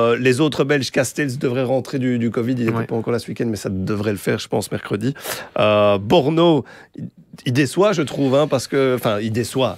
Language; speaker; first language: French; native; French